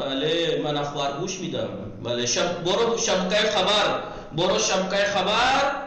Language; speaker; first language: Persian; non-native, fluent; Urdu